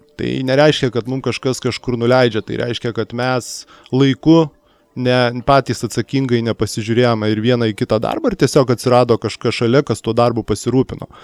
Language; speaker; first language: Lithuanian; native; Lithuanian